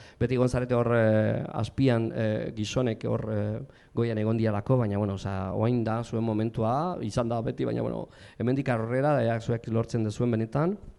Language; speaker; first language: Basque; non-native, local second language; Spanish